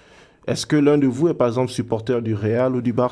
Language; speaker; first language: French; native; French